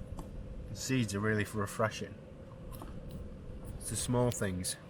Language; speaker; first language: English; native; English